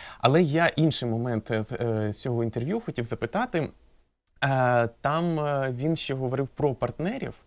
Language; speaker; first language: Ukrainian; native; Ukrainian